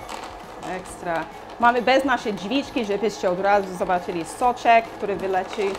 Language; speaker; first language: Polish; non-native, learner; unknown